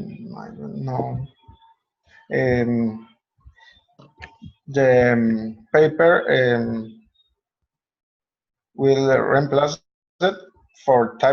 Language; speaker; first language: English; non-native, learner; Spanish